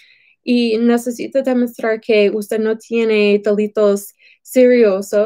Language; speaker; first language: Spanish; non-native, fluent; English